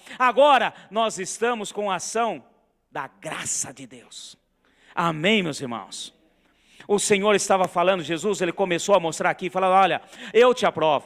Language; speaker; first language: Portuguese; native; Portuguese